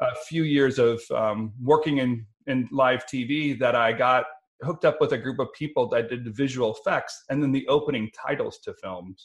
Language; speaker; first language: English; native; English